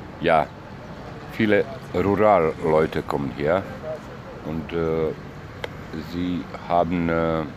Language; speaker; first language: German; non-native, learner; Bosnian